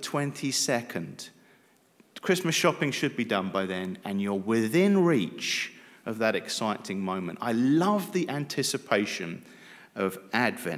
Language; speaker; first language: English; native; English